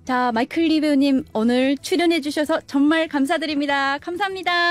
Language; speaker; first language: Korean; native; Korean